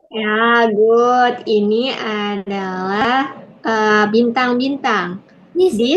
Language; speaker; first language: Indonesian; native; Indonesian